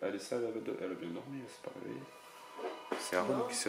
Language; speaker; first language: French; native; French